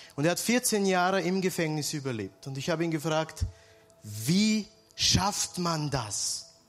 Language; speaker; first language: German; early bilingual, other home language; Serbian